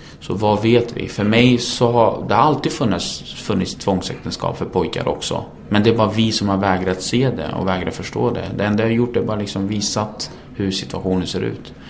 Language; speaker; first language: Swedish; early bilingual, other home language; Kurdish